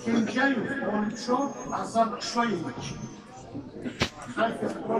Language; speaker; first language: Russian; non-native, learner; Tajik